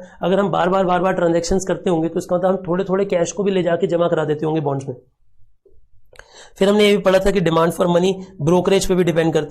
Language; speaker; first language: Hindi; native; Hindi